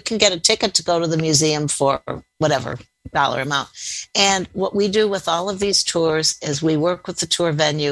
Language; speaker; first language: English; native; English